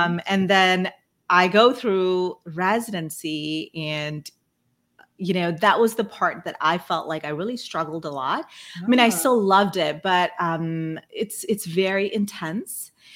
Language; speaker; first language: English; non-native, fluent; Malay